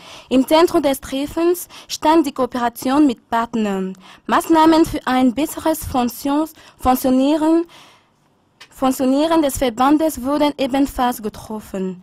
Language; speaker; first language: German; non-native, fluent; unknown